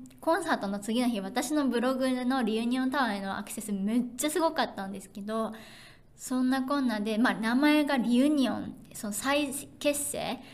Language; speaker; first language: Japanese; native; Japanese